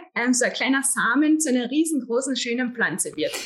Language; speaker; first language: German; native; German